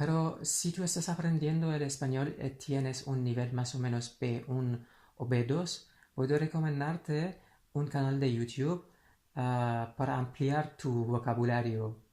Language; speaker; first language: Spanish; non-native, fluent; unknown